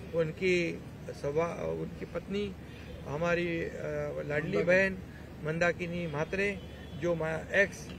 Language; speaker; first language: Hindi; non-native, local second language; Marathi